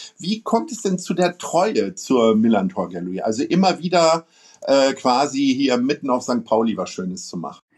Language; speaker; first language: German; native; German